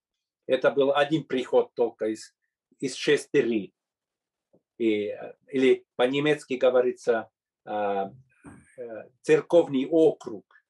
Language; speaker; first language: Russian; non-native, fluent; Finnish